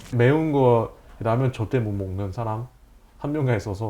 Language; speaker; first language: Korean; non-native, fluent; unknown